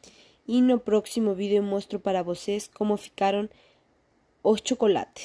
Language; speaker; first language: Portuguese; non-native, fluent; Spanish